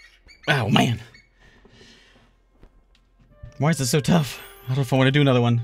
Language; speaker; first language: English; native; English